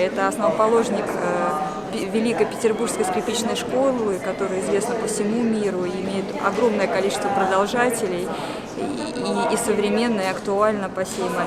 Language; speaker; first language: Russian; native; Russian